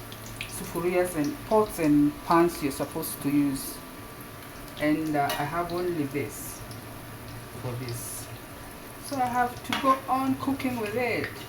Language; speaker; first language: English; non-native, local second language; Swahili